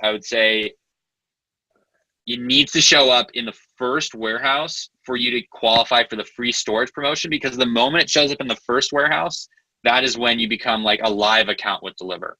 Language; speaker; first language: English; native; English